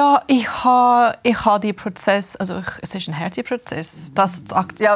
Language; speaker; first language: German; early bilingual, heritage; English